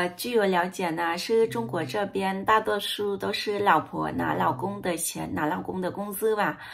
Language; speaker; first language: Chinese; non-native, fluent; Vietnamese